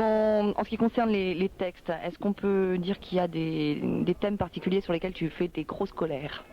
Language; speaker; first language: French; native; French